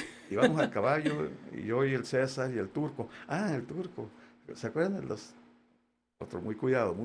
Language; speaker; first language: Spanish; early bilingual, heritage; Spanish